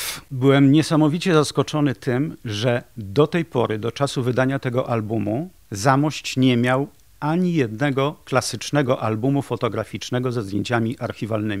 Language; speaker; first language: Polish; native; Polish